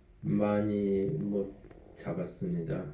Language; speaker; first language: Korean; early bilingual, heritage; French